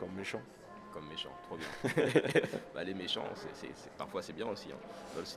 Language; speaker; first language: French; native; French